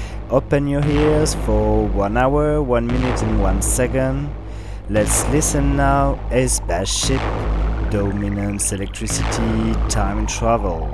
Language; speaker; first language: English; non-native, fluent; French